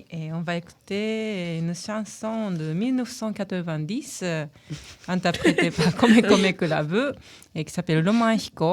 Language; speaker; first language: French; non-native, fluent; Japanese